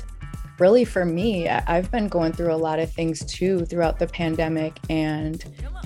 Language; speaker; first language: English; native; English